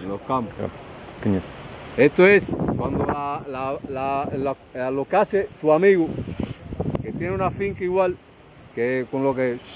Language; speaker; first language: Spanish; non-native, learner; English